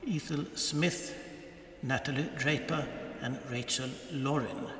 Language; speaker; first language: English; non-native, fluent; Swedish